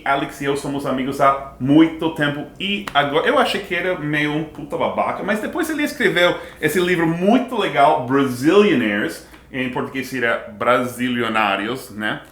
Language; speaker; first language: Portuguese; non-native, fluent; English